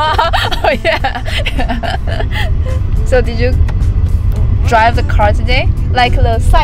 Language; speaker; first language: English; non-native, learner; Chinese